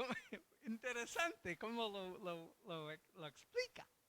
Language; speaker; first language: Spanish; non-native, fluent; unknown